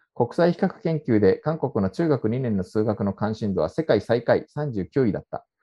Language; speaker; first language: Japanese; native; Japanese